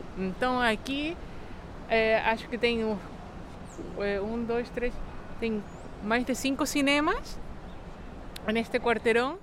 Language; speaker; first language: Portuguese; non-native, fluent; Spanish